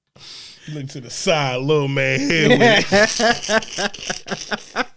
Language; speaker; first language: English; native; English